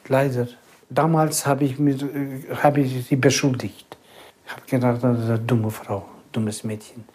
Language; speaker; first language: German; early bilingual, heritage; Russian